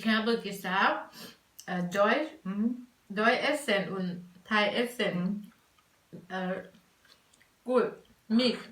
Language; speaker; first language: German; non-native, learner; Thai